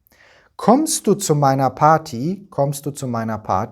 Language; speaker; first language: German; non-native, fluent; Persian